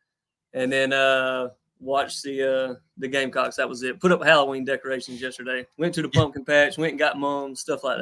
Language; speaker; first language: English; native; English